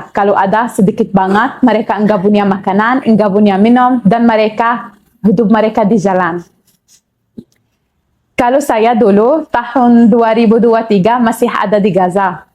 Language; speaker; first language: Indonesian; non-native, learner; Arabic